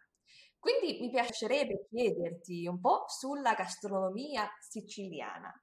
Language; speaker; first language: Italian; non-native, fluent; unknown